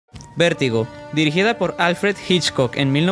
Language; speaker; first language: Spanish; native; Spanish